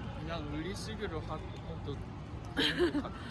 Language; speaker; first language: Korean; non-native, learner; Japanese